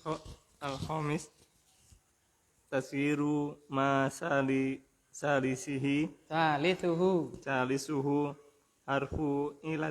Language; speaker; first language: Arabic; non-native, learner; Indonesian